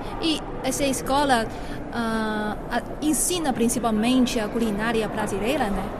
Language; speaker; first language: Portuguese; non-native, fluent; Chinese